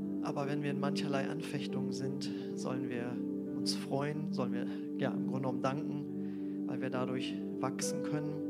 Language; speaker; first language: German; native; German